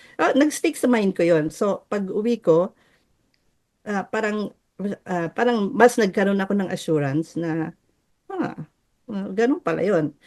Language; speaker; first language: Filipino; native; Filipino